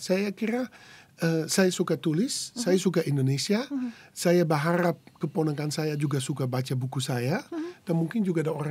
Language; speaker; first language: Indonesian; non-native, fluent; Dutch